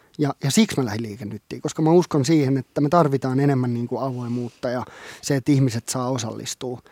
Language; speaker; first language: Finnish; non-native, local second language; Swedish